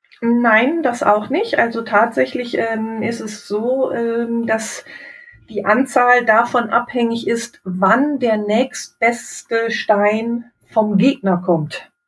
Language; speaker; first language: German; native; German